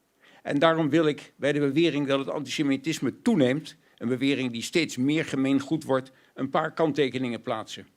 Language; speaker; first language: Dutch; native; Dutch